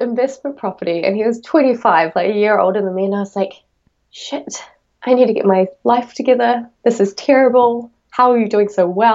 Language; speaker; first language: English; native; English